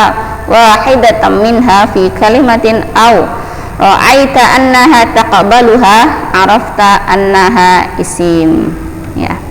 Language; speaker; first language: Arabic; non-native, fluent; Indonesian